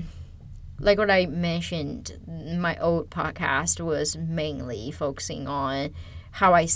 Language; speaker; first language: English; non-native, fluent; Chinese